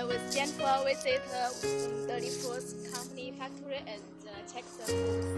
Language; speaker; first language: English; non-native, learner; Somali